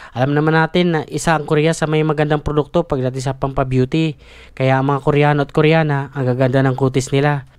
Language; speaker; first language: Filipino; native; Filipino